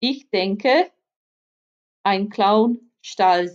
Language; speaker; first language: German; non-native, fluent; English